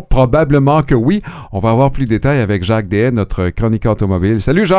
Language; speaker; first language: French; native; French